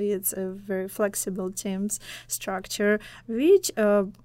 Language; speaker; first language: English; non-native, fluent; Russian